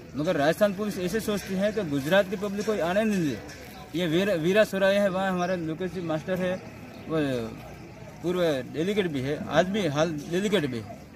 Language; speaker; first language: Hindi; non-native, local second language; Gujarati